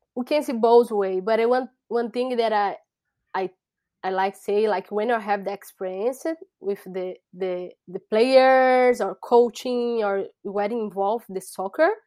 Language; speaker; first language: English; non-native, learner; Portuguese